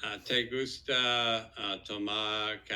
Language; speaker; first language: Spanish; non-native, learner; English